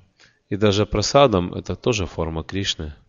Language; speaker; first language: Russian; native; Russian